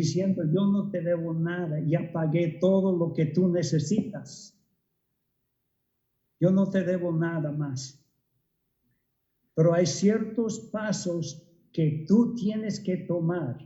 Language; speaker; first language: Spanish; non-native, fluent; English